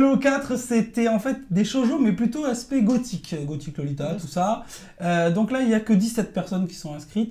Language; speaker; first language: French; native; French